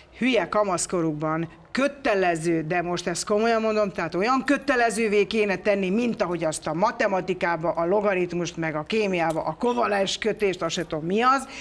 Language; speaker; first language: Hungarian; early bilingual, other home language; Greek